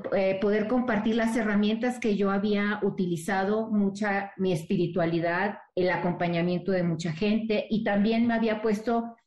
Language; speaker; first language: Spanish; native; Spanish